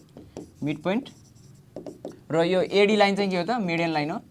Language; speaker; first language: Nepali; native; Nepali